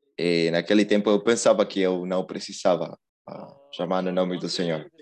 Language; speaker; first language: Portuguese; non-native, fluent; Spanish